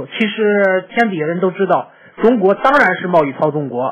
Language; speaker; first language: Chinese; native; Chinese